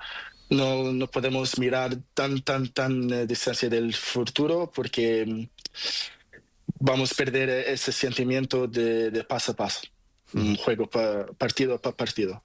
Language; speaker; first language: Spanish; non-native, learner; Portuguese